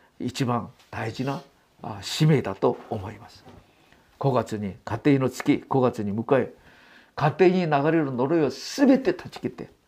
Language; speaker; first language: Japanese; non-native, fluent; Korean